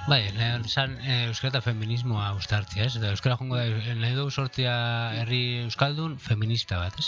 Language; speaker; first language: Basque; native; Basque